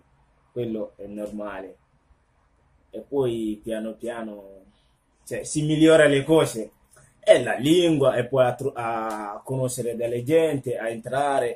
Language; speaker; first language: Italian; non-native, learner; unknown